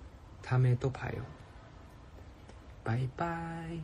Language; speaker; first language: Korean; non-native, fluent; Thai